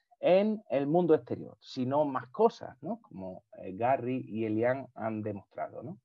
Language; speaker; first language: Spanish; native; Spanish